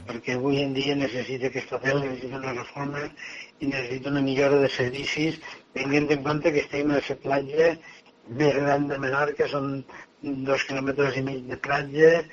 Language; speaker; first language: Catalan; non-native, local second language; Spanish